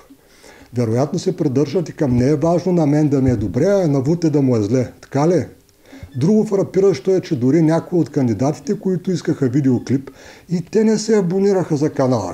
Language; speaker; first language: Bulgarian; native; Bulgarian